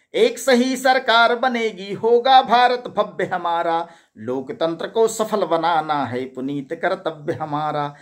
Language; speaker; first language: Hindi; native; Hindi